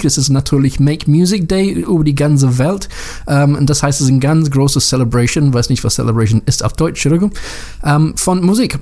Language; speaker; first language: German; non-native, learner; English